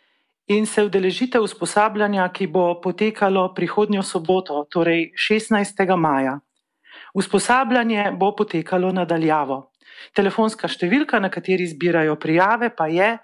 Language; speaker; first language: Slovenian; native; Slovenian